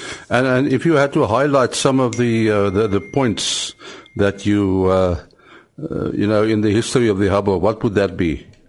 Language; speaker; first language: English; non-native, local second language; Afrikaans